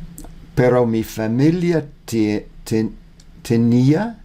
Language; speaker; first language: Spanish; non-native, learner; English